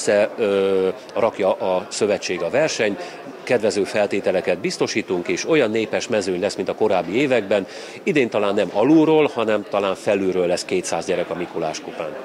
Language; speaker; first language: Hungarian; native; Hungarian